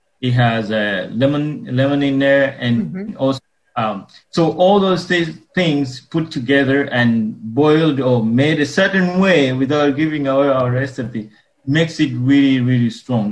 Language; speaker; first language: English; non-native, local second language; Ganda